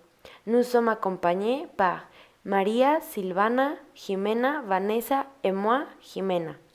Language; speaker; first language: French; non-native, learner; Spanish